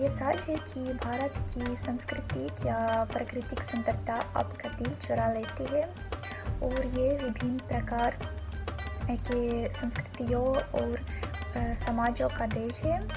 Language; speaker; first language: Hindi; non-native, fluent; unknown